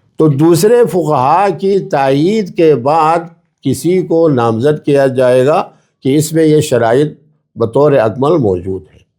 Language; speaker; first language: Urdu; non-native, local second language; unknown